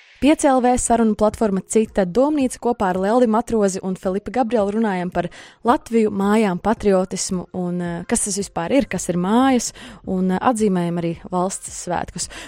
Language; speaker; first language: Latvian; native; Latvian